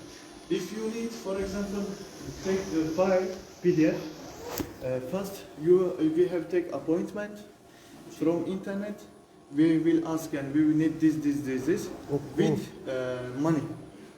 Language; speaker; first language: English; non-native, learner; Turkish